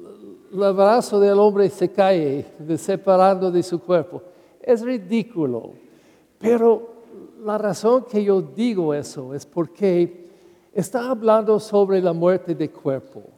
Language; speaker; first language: Spanish; non-native, learner; English